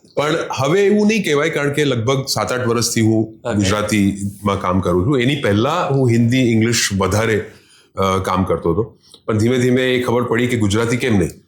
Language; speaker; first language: Gujarati; non-native, local second language; Hindi